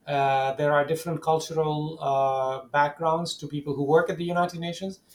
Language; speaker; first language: English; non-native, fluent; Arabic